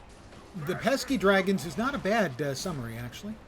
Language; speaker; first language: English; native; English